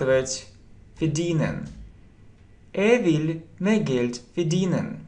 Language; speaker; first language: German; non-native, fluent; Russian